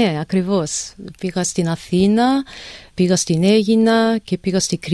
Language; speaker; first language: Greek; early bilingual, heritage; English